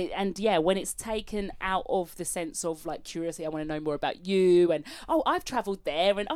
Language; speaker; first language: English; native; English